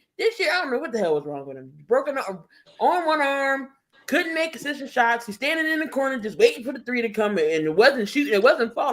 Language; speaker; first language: English; native; English